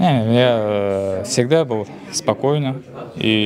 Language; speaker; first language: Russian; non-native, fluent; Uzbek